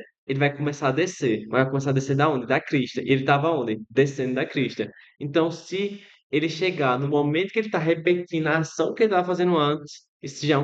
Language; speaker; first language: Portuguese; native; Portuguese